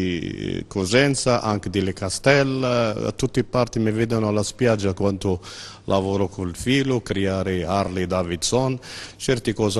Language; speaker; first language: Italian; non-native, learner; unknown